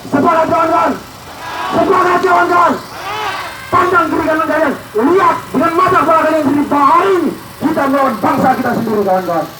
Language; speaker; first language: Indonesian; native; Indonesian